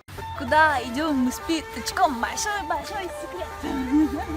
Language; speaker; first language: Russian; native; Russian